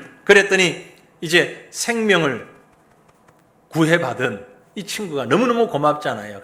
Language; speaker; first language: Korean; native; Korean